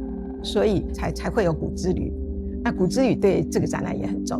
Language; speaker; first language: Chinese; native; Chinese